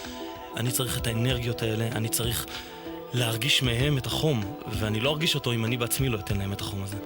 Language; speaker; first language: Hebrew; native; Hebrew